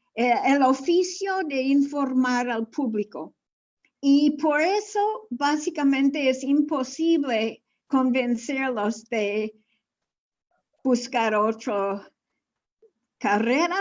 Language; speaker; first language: Spanish; non-native, fluent; English